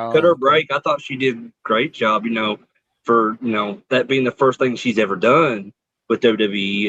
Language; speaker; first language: English; native; English